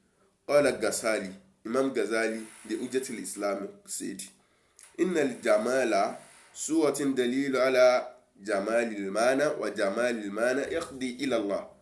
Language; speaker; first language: Arabic; non-native, learner; Yoruba